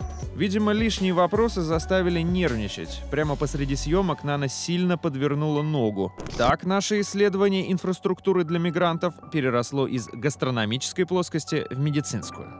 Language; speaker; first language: Russian; native; Russian